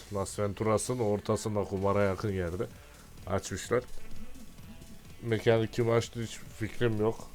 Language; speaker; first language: Turkish; native; Turkish